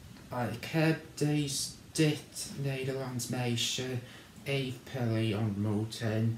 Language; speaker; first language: Dutch; non-native, learner; English